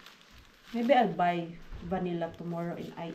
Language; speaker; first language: English; non-native, learner; Filipino